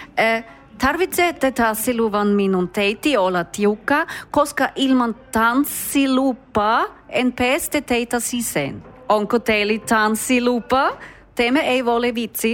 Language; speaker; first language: Finnish; non-native, learner; German